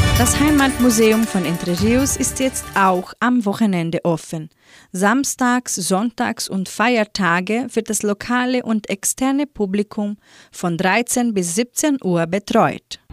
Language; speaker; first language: German; native; German